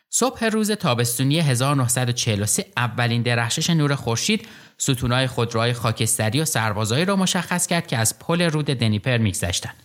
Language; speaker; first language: Persian; native; Persian